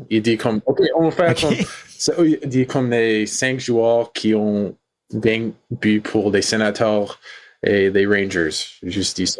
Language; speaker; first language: French; non-native, learner; English